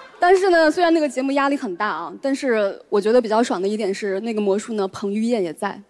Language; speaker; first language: Chinese; native; Chinese